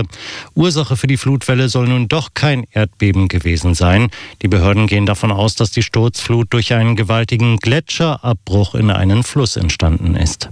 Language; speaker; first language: German; native; German